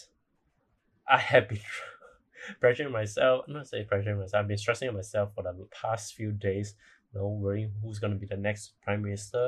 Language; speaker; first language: English; non-native, local second language; Chinese